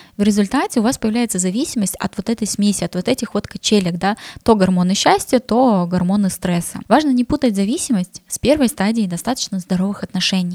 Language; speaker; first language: Russian; native; Russian